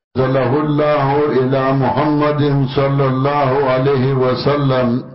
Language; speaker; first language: Urdu; non-native, local second language; Pashto